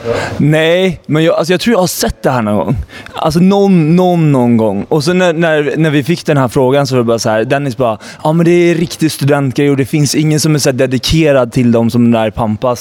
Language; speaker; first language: Swedish; native; Swedish